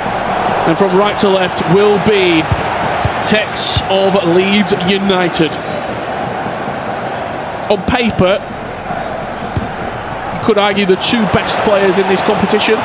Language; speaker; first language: English; native; English